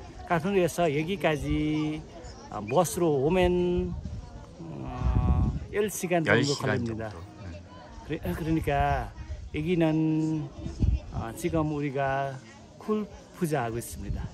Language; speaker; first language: Korean; non-native, fluent; Nepali